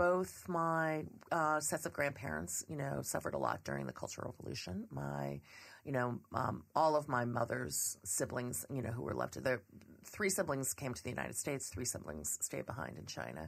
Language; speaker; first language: English; native; English